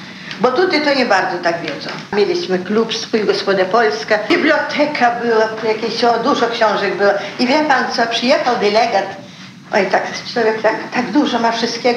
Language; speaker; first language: Polish; early bilingual, heritage; Polish